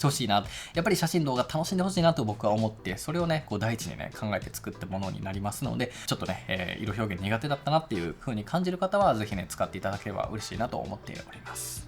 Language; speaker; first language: Japanese; native; Japanese